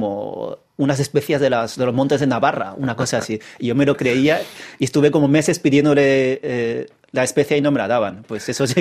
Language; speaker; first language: Spanish; early bilingual, other home language; Chinese